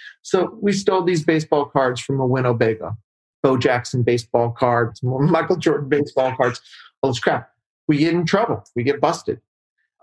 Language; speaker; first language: English; native; English